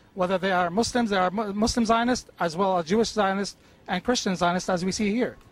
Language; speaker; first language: English; non-native, fluent; Arabic